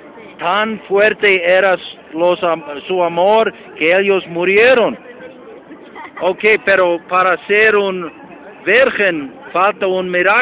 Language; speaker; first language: Spanish; non-native, learner; English